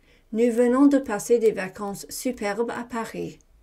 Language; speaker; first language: French; non-native, fluent; English